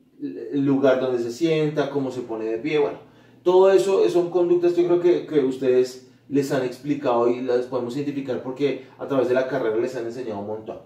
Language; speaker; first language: Spanish; native; Spanish